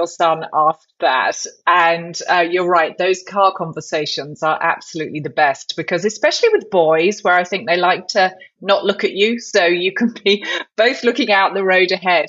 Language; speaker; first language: English; native; English